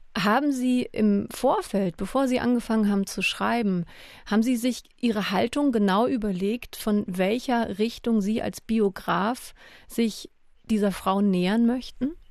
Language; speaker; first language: German; native; German